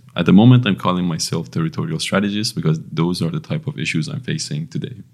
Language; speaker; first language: English; non-native, fluent; Persian